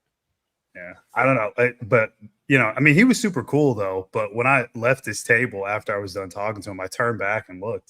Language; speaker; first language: English; native; English